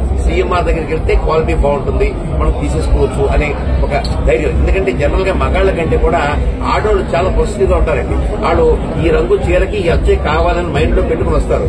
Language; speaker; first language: Telugu; native; Telugu